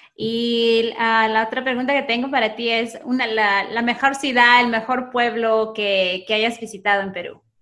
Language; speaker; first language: Spanish; early bilingual, other home language; English